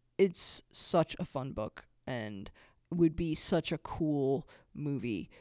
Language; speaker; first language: English; native; English